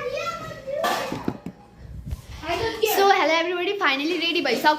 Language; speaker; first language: English; non-native, learner; Nepali